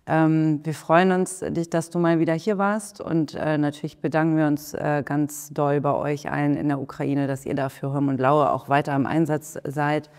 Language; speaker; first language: German; native; German